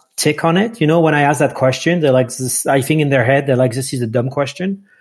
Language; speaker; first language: English; non-native, fluent; French